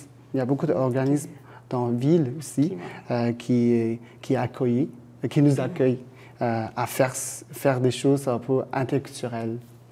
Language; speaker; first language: French; non-native, fluent; Chinese